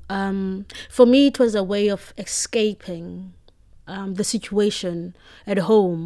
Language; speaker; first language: English; non-native, local second language; Xhosa